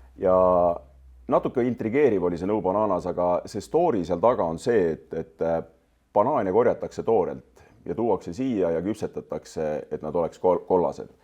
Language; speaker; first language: Estonian; native; Estonian